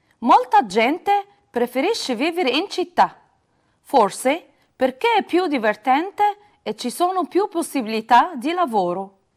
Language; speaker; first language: Italian; non-native, fluent; Arabic